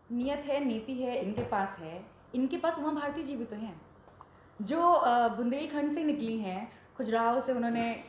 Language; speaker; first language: Hindi; native; Hindi